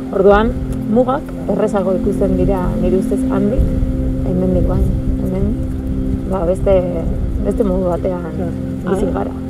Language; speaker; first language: Basque; non-native, fluent; Spanish